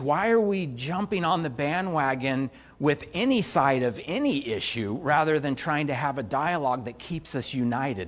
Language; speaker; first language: English; native; English